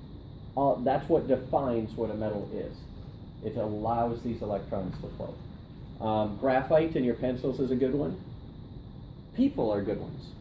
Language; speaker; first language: English; native; English